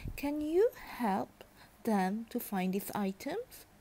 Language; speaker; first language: English; non-native, local second language; Malay